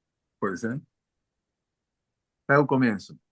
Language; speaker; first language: Portuguese; non-native, learner; Spanish